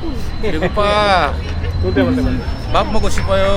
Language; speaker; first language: Korean; non-native, learner; English